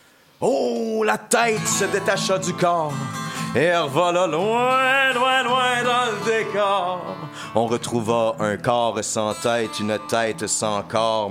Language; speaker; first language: French; native; French